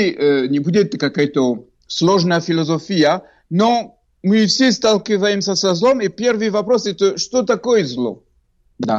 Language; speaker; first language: Russian; non-native, fluent; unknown